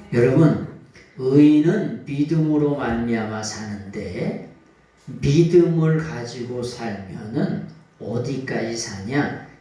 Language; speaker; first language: Korean; native; Korean